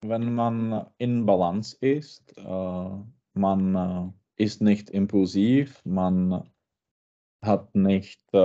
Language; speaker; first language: German; non-native, learner; Czech